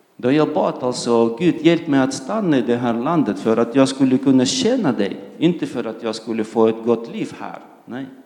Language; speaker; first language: Swedish; non-native, fluent; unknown